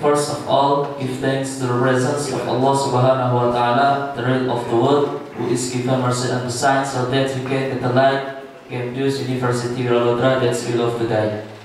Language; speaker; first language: English; non-native, learner; Indonesian